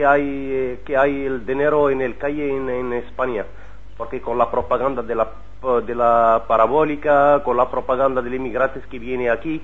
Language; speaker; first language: Spanish; non-native, learner; Arabic